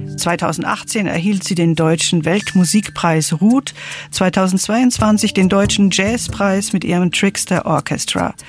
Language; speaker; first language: German; native; German